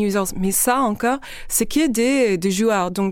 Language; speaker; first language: French; non-native, fluent; English